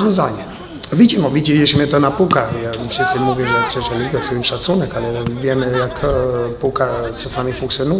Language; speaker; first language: Polish; non-native, fluent; Albanian